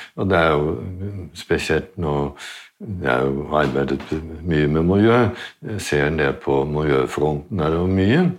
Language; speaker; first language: Norwegian; non-native, fluent; Dutch